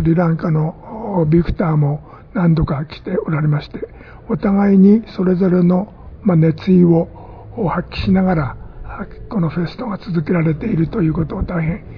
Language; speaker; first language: Japanese; native; Japanese